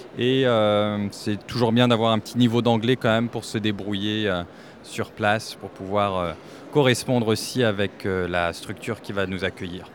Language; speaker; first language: French; native; French